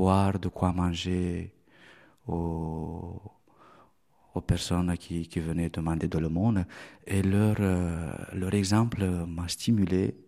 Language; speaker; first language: French; non-native, fluent; Romanian